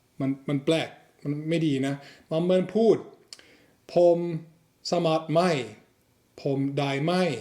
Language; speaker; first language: Thai; non-native, fluent; Norwegian